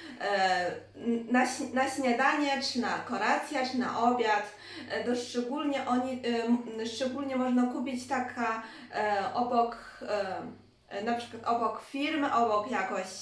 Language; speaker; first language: Polish; non-native, learner; Chinese